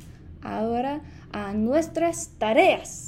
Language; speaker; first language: Spanish; non-native, fluent; English